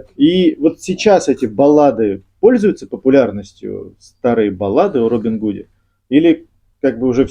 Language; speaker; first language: Russian; native; Russian